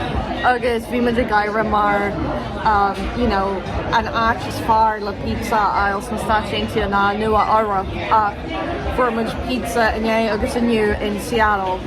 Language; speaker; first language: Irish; non-native, learner; English